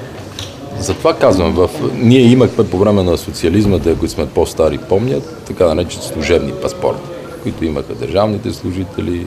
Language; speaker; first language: Bulgarian; native; Bulgarian